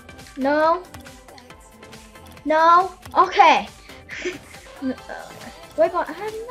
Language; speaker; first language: English; native; English